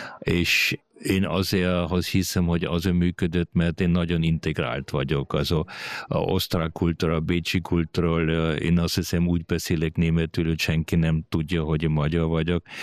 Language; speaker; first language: Hungarian; early bilingual, heritage; Hungarian